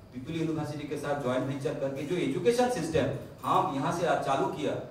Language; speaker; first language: Hindi; non-native, local second language; Bangla